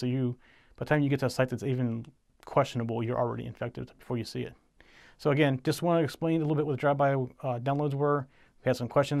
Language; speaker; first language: English; native; English